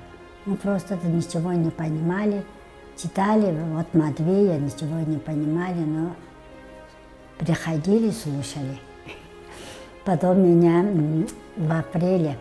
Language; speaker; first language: Russian; non-native, local second language; Tuvinian